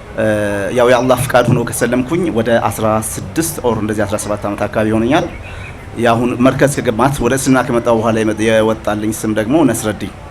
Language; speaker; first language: Amharic; native; Amharic